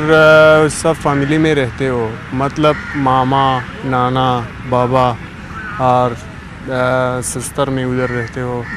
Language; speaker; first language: Hindi; non-native, learner; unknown